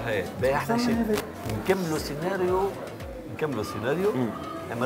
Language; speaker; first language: Arabic; native; Arabic